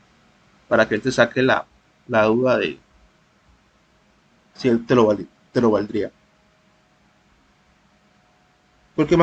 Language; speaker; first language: Spanish; native; Spanish